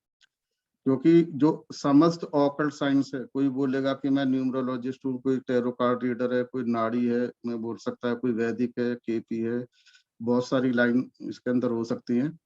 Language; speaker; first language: Hindi; native; Hindi